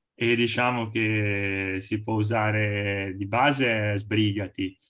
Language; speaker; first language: Italian; native; Italian